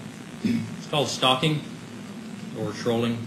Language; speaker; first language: English; native; English